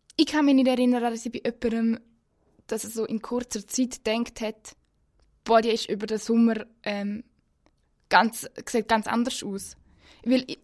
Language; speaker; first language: German; native; German